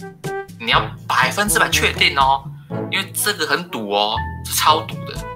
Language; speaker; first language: Chinese; native; Chinese